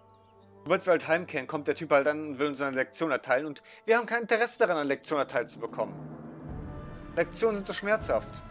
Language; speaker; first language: German; native; German